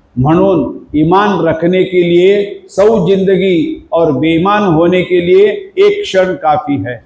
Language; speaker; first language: Hindi; non-native, local second language; Marathi